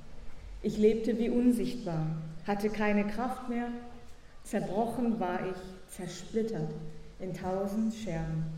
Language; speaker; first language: German; native; German